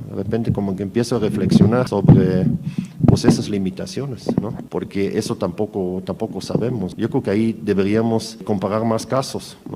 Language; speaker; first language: Spanish; native; Spanish